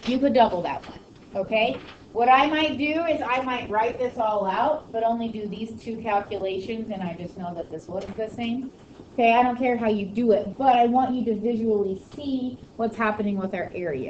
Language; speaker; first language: English; native; English